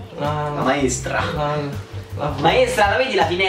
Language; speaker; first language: Italian; native; Italian